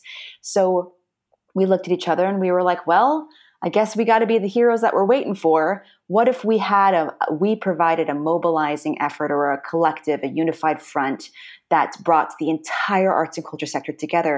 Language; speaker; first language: English; native; English